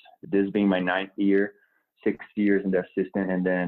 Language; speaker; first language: English; non-native, fluent; Portuguese